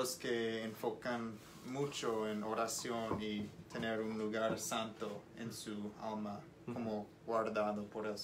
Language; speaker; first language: Spanish; non-native, learner; English